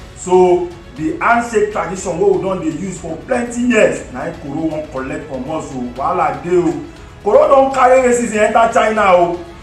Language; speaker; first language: Nigerian Pidgin; non-native, local second language; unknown